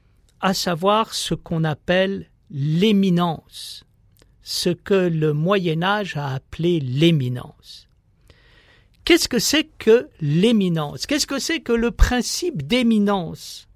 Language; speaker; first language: French; native; French